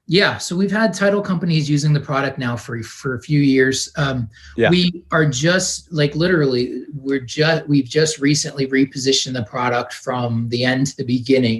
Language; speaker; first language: English; native; English